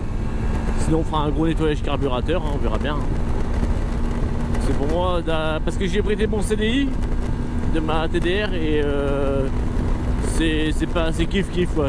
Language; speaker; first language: French; native; French